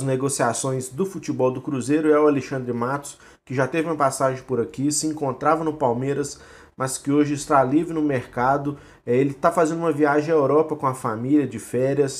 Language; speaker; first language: Portuguese; native; Portuguese